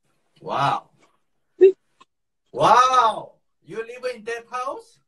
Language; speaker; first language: English; non-native, learner; Korean